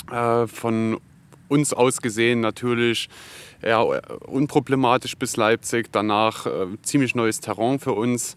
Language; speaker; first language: German; native; German